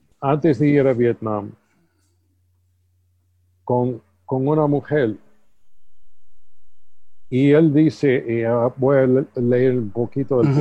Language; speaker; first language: Spanish; early bilingual, heritage; English